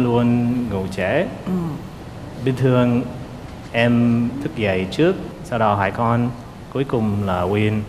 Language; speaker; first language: Vietnamese; non-native, fluent; English